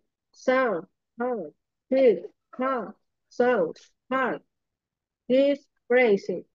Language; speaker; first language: English; non-native, learner; Spanish